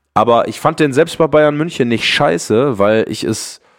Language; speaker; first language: German; native; German